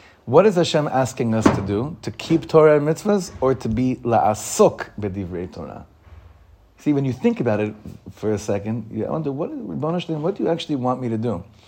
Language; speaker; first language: English; native; English